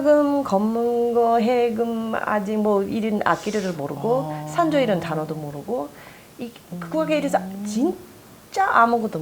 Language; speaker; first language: Korean; non-native, fluent; English